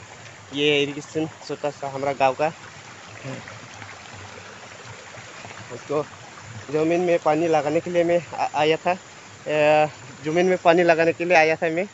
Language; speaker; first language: Hindi; non-native, local second language; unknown